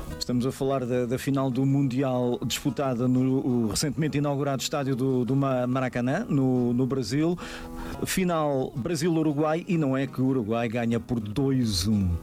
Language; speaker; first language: Portuguese; native; Portuguese